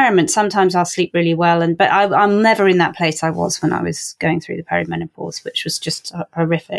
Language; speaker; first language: English; native; English